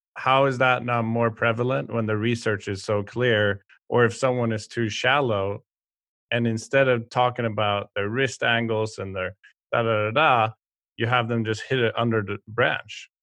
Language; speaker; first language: English; non-native, fluent; Swedish